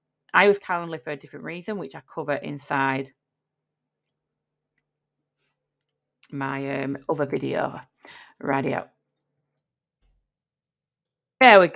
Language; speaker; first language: English; native; English